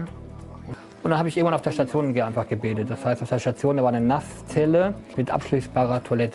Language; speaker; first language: German; native; German